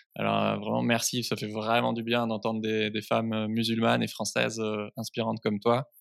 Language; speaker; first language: French; native; French